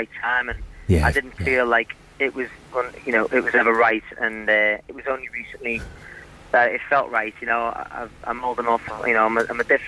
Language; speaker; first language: English; native; English